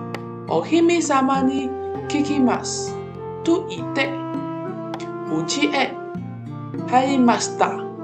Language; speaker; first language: Japanese; non-native, learner; Malay